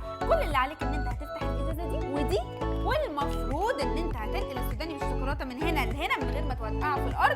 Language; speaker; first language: Arabic; native; Arabic